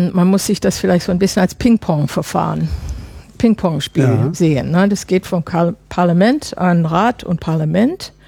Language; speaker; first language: German; non-native, fluent; English